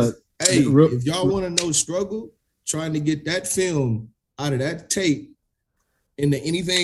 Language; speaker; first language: English; native; English